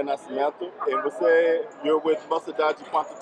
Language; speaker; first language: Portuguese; non-native, learner; English